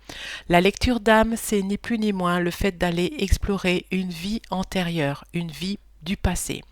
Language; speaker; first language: French; native; French